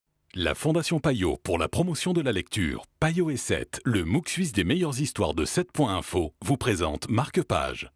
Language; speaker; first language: French; native; French